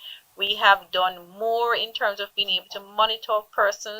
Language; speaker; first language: English; native; English